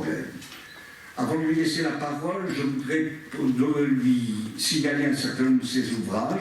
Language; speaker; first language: French; native; French